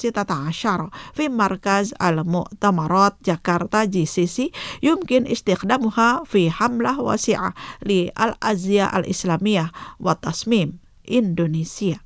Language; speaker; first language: Arabic; non-native, fluent; Indonesian